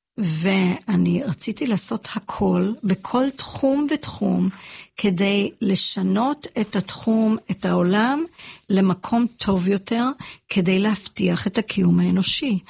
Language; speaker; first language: Hebrew; early bilingual, other home language; English